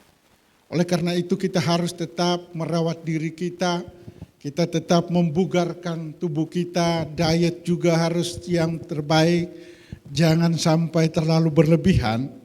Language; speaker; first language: Indonesian; native; Indonesian